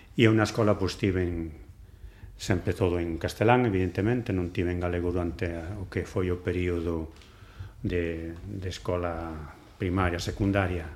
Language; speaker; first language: Galician; non-native, local second language; Spanish